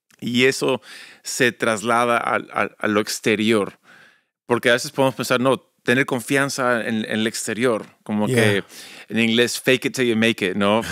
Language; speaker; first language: Spanish; early bilingual, other home language; English